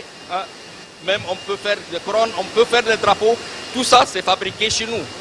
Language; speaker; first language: French; non-native, learner; Arabic